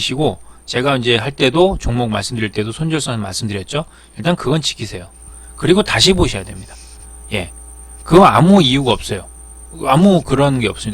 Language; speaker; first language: Korean; native; Korean